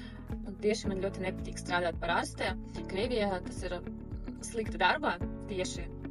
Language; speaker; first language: Latvian; early bilingual, heritage; Russian